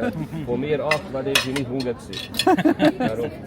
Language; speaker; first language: German; non-native, learner; Bosnian